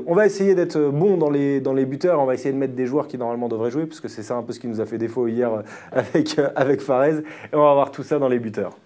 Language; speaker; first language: French; native; French